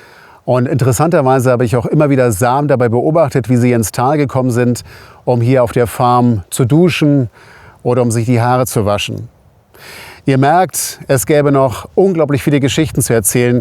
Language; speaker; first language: German; native; German